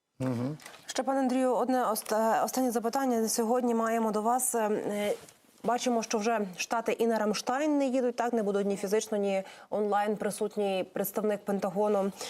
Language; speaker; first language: Ukrainian; native; Ukrainian